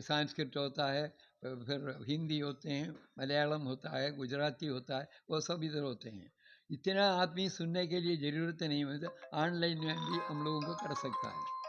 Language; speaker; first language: Hindi; non-native, local second language; Malayalam